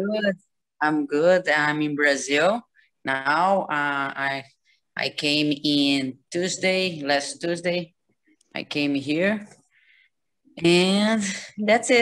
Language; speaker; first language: English; non-native, learner; Portuguese